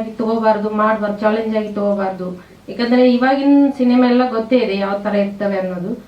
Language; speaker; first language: Kannada; native; Kannada